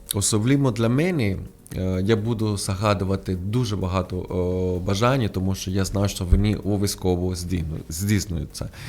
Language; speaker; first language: Ukrainian; non-native, fluent; Spanish